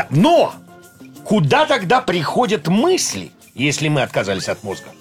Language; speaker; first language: Russian; native; Russian